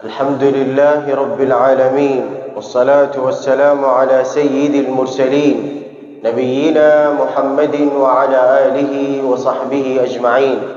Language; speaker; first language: Malay; early bilingual, heritage; Malay